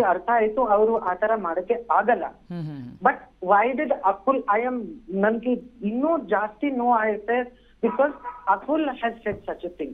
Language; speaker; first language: Kannada; non-native, learner; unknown